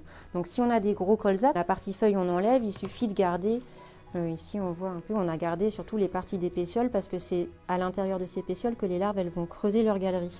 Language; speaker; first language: French; native; French